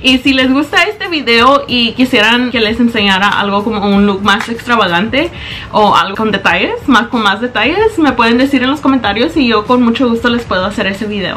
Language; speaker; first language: Spanish; early bilingual, heritage; Spanish